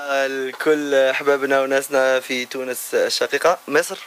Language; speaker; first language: Arabic; native; Arabic